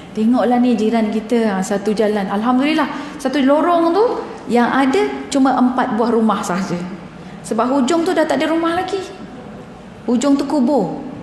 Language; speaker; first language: Malay; native; Malay